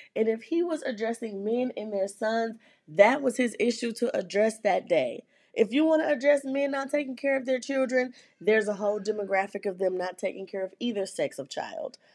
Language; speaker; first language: English; native; English